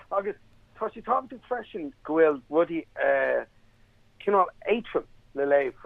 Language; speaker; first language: Irish; non-native, local second language; English